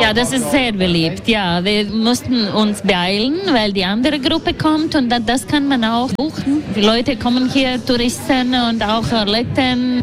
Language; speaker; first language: German; non-native, learner; Latvian